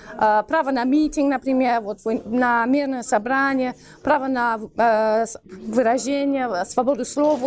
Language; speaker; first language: Russian; non-native, fluent; English